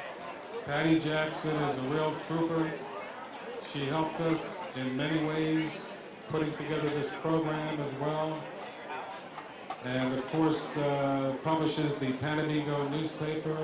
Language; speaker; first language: English; native; English